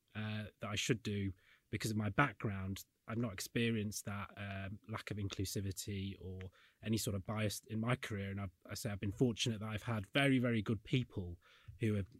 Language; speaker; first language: English; native; English